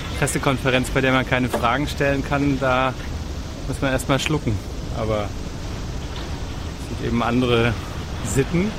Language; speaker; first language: German; native; German